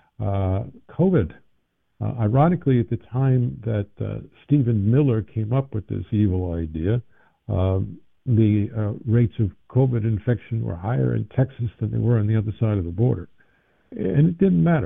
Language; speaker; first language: English; native; English